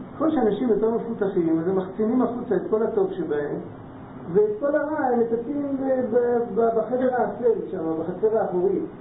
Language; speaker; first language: Hebrew; non-native, fluent; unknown